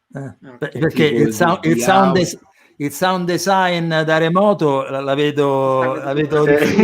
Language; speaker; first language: Italian; native; Italian